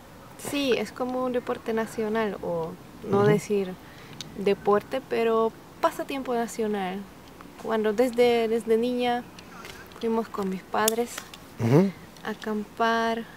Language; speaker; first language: Spanish; non-native, fluent; Czech